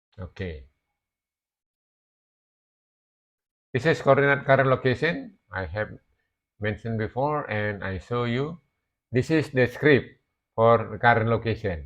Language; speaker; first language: English; non-native, learner; Indonesian